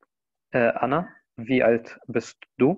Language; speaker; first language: German; non-native, fluent; Spanish